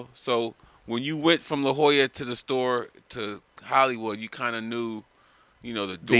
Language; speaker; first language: English; native; English